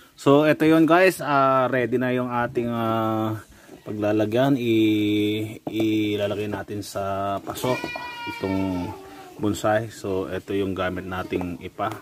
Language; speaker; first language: Filipino; non-native, local second language; Iloko